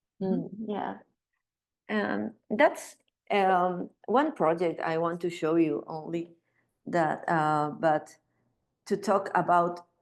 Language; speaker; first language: English; non-native, learner; Spanish